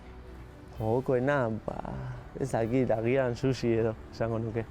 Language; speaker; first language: Basque; non-native, local second language; Spanish